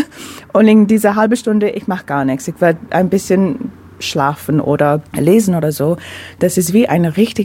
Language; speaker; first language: German; non-native, fluent; English